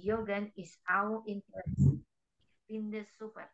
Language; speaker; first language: German; non-native, learner; Indonesian